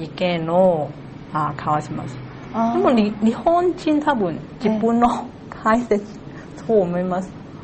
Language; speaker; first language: Japanese; non-native, learner; Cantonese